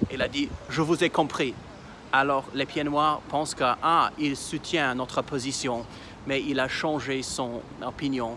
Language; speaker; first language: French; non-native, fluent; English